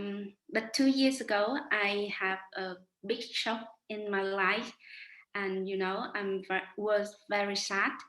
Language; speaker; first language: English; non-native, learner; Vietnamese